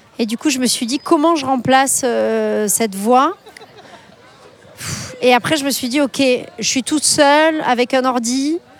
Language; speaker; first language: French; native; French